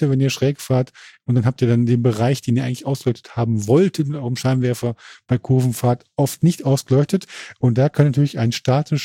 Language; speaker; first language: German; native; German